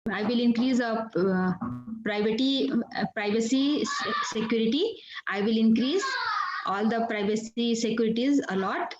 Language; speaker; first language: English; non-native, learner; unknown